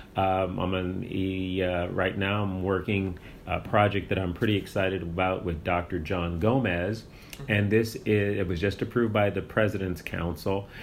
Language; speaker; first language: English; native; English